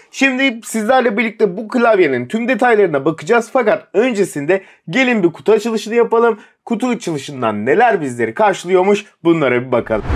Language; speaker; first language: Turkish; native; Turkish